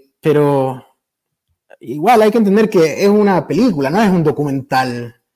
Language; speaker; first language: Spanish; native; Spanish